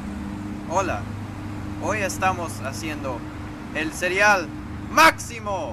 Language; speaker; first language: Spanish; non-native, learner; English